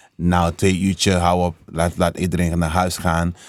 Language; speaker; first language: Dutch; non-native, fluent; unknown